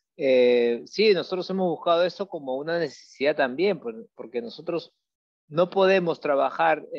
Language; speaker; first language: Spanish; native; Spanish